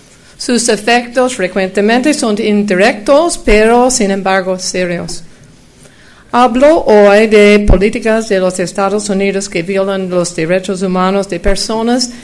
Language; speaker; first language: Spanish; non-native, fluent; English